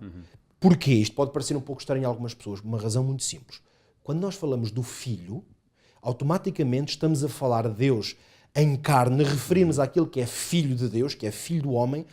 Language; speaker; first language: Portuguese; native; Portuguese